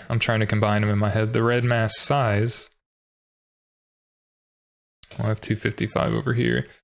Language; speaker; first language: English; native; English